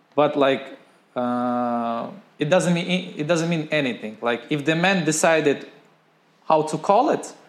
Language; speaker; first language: English; non-native, fluent; Ukrainian